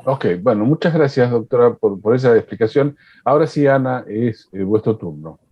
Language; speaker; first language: Spanish; native; Spanish